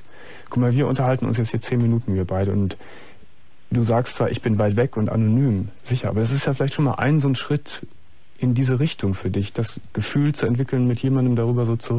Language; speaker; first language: German; native; German